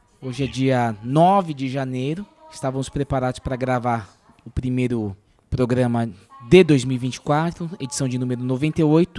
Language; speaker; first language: Portuguese; native; Portuguese